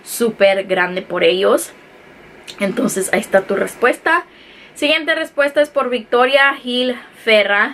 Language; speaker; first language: Spanish; early bilingual, heritage; Spanish